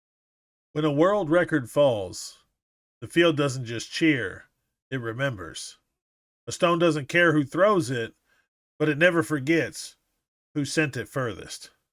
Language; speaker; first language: English; native; English